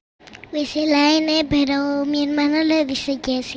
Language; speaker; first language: Spanish; early bilingual, other home language; Haitian Creole